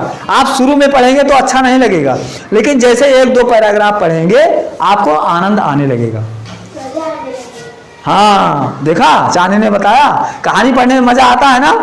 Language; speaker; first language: Hindi; native; Hindi